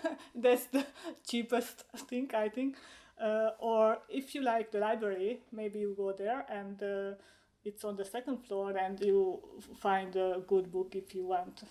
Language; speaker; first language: English; non-native, learner; Hungarian